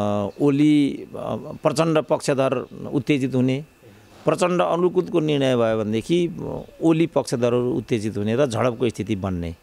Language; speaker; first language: Nepali; native; Nepali